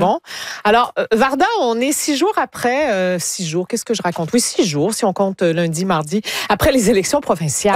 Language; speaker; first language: French; native; French